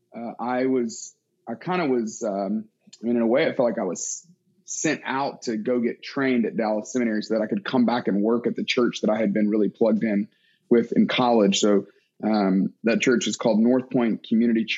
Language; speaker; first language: English; native; English